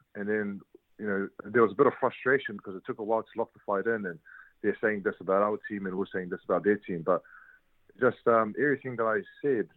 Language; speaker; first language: English; native; English